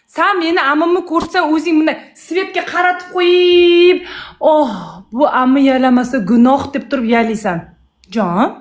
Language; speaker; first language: Uzbek; non-native, local second language; Kara-Kalpak